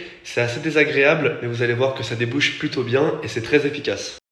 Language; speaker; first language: French; native; French